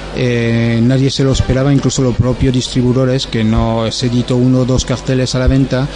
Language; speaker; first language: Spanish; non-native, fluent; French